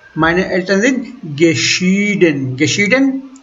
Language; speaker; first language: German; non-native, fluent; Hindi